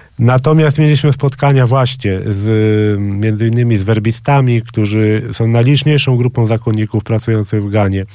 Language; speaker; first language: Polish; native; Polish